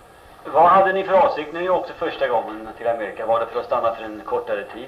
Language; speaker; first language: Swedish; native; Swedish